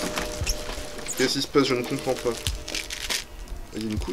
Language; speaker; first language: French; native; French